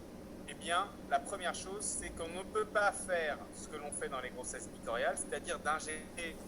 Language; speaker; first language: French; native; French